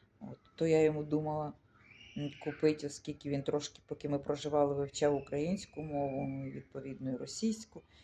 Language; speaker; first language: Ukrainian; non-native, local second language; Russian